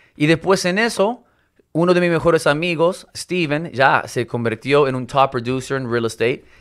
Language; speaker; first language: Spanish; non-native, local second language; English